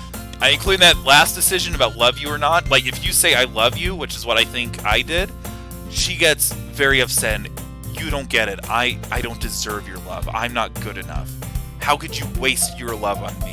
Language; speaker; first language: English; native; English